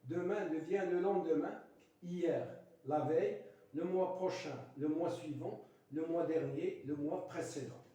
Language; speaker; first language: French; non-native, local second language; Arabic